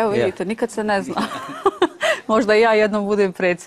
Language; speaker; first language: Serbian; native; Serbian